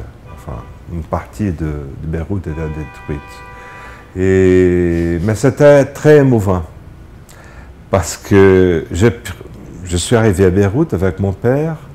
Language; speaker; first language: French; non-native, fluent; Portuguese